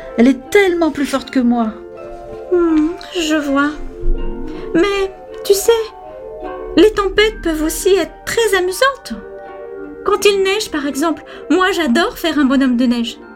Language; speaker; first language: French; native; French